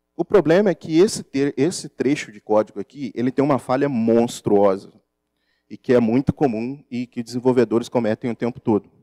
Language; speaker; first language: Portuguese; native; Portuguese